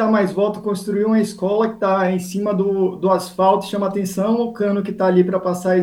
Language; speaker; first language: Portuguese; native; Portuguese